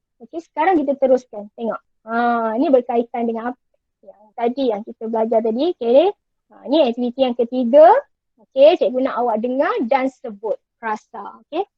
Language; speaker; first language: Malay; native; Malay